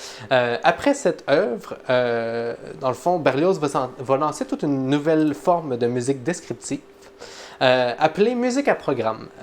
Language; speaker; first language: French; native; French